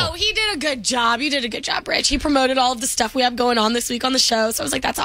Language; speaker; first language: English; native; English